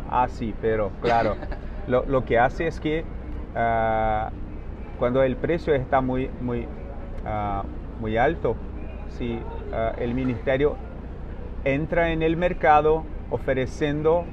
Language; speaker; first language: Spanish; non-native, fluent; Portuguese